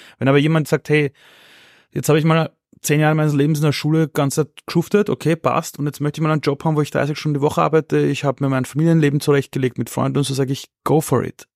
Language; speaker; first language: German; early bilingual, other home language; Persian